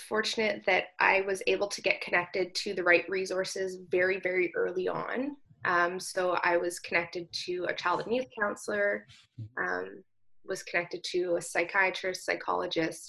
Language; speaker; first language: English; native; English